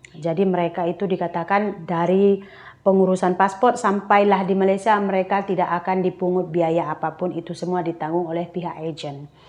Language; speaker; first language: Indonesian; native; Indonesian